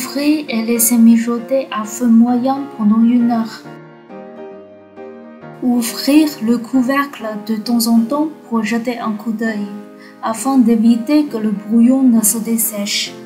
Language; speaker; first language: French; non-native, fluent; Chinese